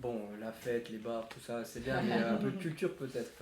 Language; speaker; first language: French; native; French